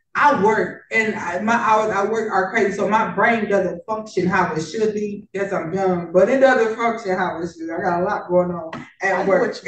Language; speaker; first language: English; native; English